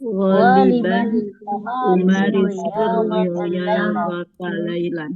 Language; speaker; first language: Arabic; non-native, learner; Indonesian